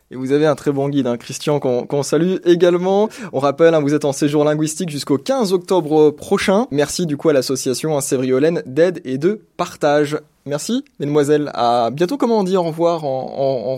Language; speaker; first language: French; native; French